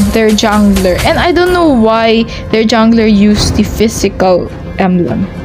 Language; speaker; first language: English; non-native, local second language; Filipino